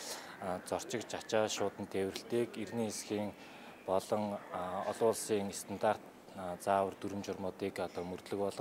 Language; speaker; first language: Mongolian; native; Mongolian